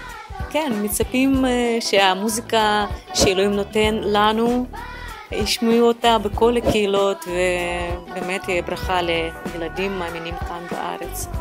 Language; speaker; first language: Hebrew; non-native, fluent; Russian